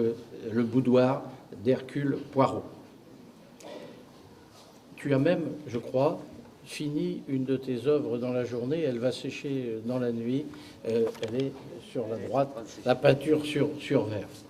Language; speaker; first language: French; native; French